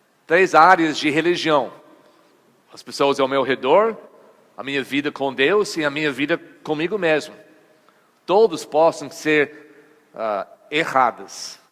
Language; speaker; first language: Portuguese; non-native, fluent; English